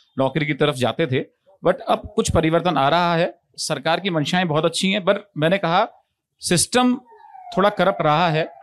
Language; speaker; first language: Hindi; native; Hindi